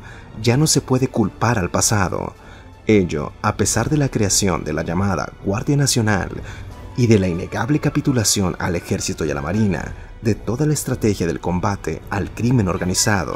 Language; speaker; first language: Spanish; native; Spanish